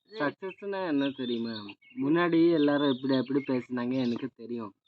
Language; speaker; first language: Tamil; non-native, learner; Odia